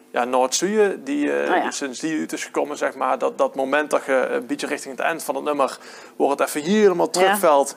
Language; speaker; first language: Dutch; native; Dutch